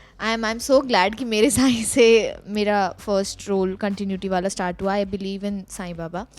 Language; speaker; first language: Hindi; native; Hindi